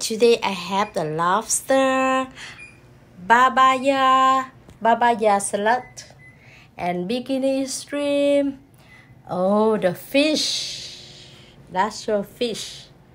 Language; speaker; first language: English; non-native, learner; Vietnamese